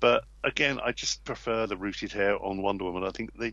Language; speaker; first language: English; native; English